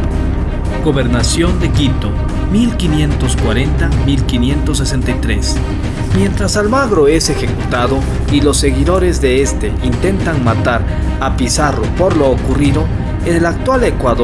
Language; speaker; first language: Spanish; native; Spanish